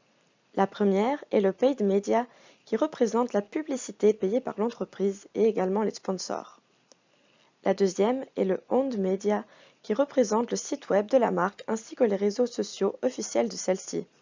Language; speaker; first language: French; native; French